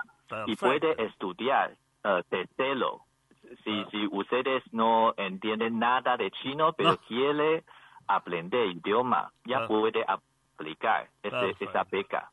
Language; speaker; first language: Spanish; non-native, learner; Chinese